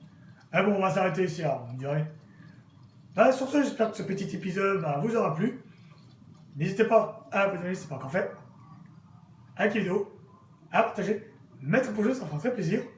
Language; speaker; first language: French; native; French